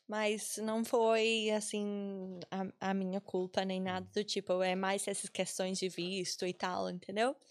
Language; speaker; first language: Portuguese; non-native, fluent; English